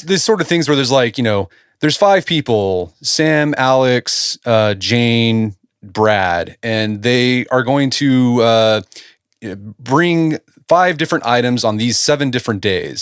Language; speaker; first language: English; native; English